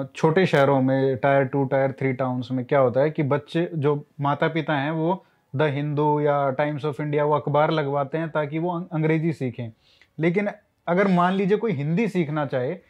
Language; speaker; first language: Hindi; native; Hindi